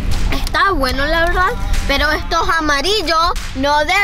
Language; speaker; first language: Spanish; early bilingual, heritage; Spanish